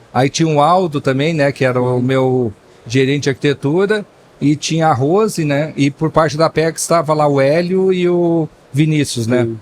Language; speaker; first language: Portuguese; native; Portuguese